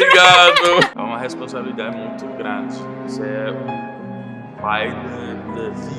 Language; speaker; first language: Portuguese; non-native, learner; Spanish